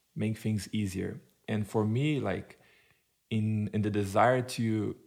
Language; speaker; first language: English; non-native, fluent; Portuguese